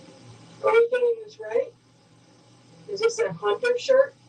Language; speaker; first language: English; native; English